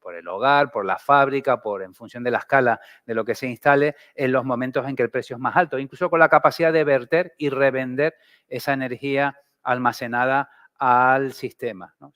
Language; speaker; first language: Spanish; native; Spanish